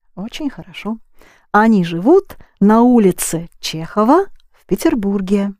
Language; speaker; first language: Russian; native; Russian